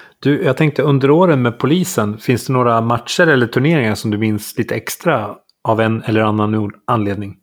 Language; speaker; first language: Swedish; native; Swedish